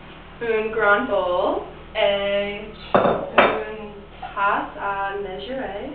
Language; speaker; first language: French; non-native, learner; English